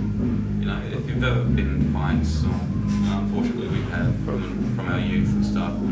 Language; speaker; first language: English; native; English